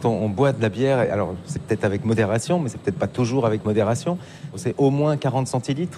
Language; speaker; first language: French; native; French